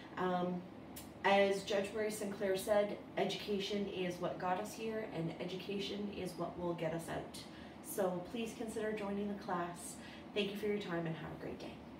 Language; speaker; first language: English; native; English